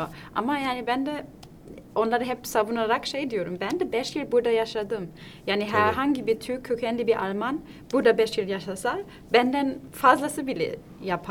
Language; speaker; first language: Turkish; non-native, fluent; German